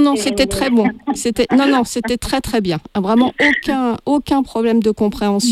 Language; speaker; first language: French; native; French